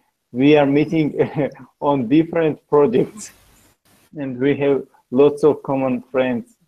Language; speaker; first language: English; non-native, learner; Georgian